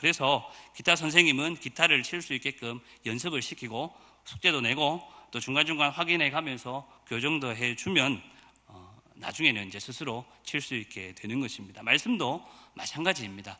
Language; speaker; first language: Korean; native; Korean